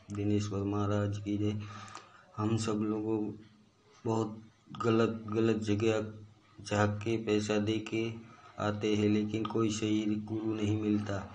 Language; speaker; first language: Hindi; non-native, local second language; Gujarati